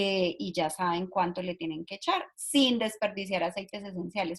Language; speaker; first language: Spanish; native; Spanish